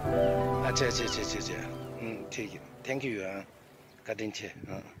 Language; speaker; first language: Hindi; non-native, learner; Tibetan